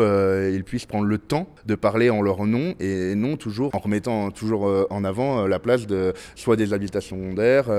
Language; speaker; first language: French; native; French